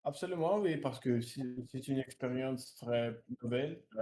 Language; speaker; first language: French; non-native, learner; Russian